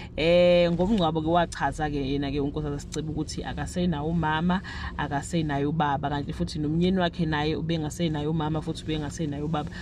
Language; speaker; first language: Zulu; native; Zulu